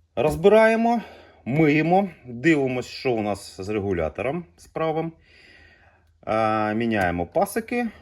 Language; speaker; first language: Ukrainian; non-native, local second language; Russian